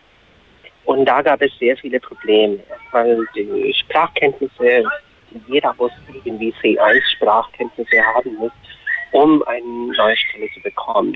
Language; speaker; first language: German; non-native, fluent; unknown